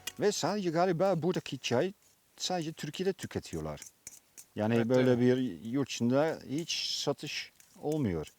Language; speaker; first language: Turkish; non-native, fluent; Dutch